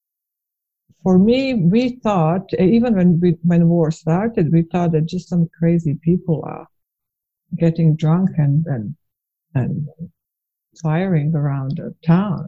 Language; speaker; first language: English; non-native, fluent; Bosnian